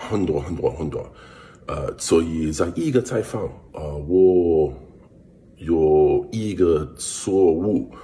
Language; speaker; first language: Chinese; non-native, learner; English